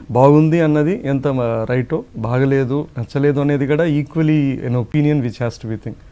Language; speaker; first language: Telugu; native; Telugu